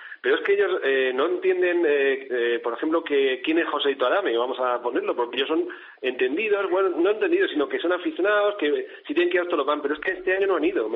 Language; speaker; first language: Spanish; native; Spanish